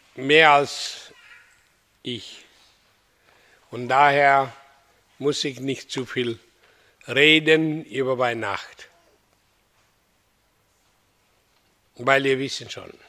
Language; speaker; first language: German; non-native, fluent; Hindi